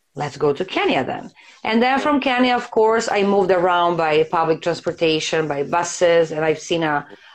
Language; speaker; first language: English; non-native, fluent; Serbian